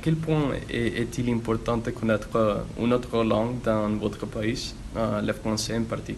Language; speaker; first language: French; non-native, learner; English